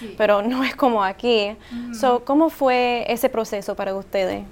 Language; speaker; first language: Spanish; early bilingual, heritage; English